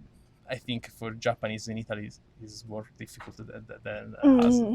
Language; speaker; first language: English; non-native, learner; Italian